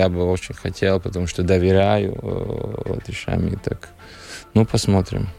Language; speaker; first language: Russian; non-native, local second language; Latvian